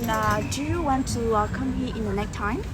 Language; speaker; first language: English; non-native, learner; Vietnamese